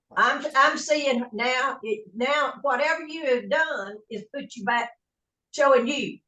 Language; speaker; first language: English; native; English